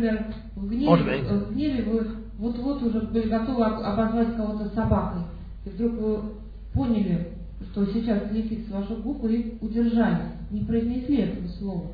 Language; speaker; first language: Russian; native; Russian